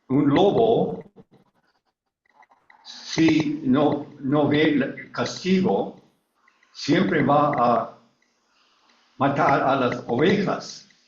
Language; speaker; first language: Spanish; non-native, learner; English